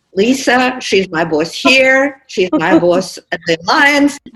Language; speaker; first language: English; non-native, fluent; Russian